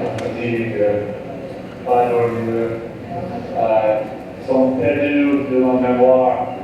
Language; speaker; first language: French; non-native, learner; English